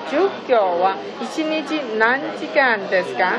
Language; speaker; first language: Japanese; non-native, learner; Chinese